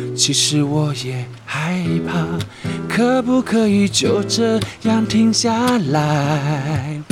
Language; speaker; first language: Chinese; native; Chinese